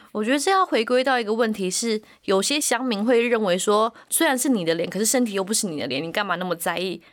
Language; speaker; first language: Chinese; native; Chinese